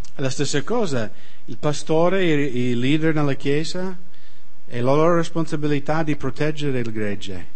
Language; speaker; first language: Italian; non-native, fluent; English